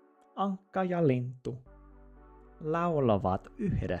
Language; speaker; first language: Finnish; non-native, learner; English